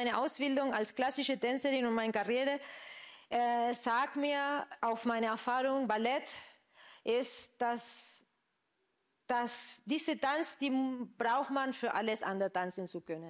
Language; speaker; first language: German; non-native, fluent; Spanish